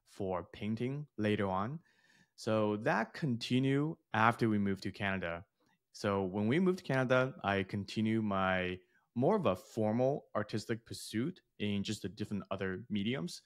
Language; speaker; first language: English; early bilingual, other home language; Chinese